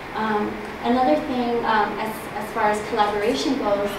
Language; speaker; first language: English; native; English